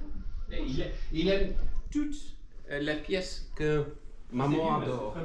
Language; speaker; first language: French; non-native, learner; Dutch